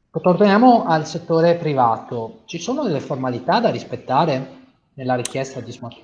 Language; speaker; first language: Italian; native; Italian